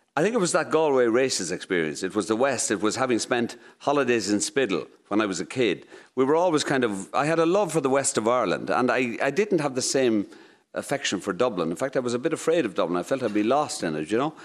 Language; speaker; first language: English; native; English